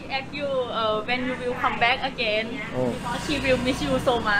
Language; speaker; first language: English; non-native, learner; Thai